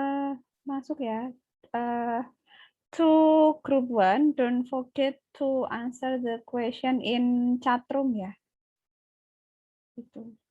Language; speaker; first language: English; non-native, learner; Indonesian